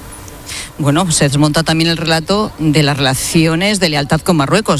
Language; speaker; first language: Spanish; native; Spanish